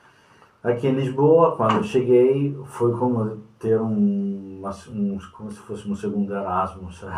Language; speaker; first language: Portuguese; non-native, fluent; Italian